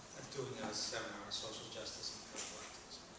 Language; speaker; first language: English; native; English